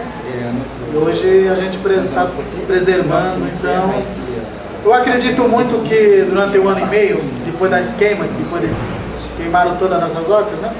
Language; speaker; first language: Portuguese; non-native, local second language; Guarani